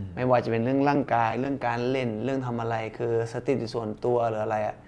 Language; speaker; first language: Thai; early bilingual, other home language; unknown